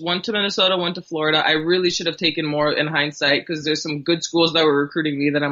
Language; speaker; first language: English; native; English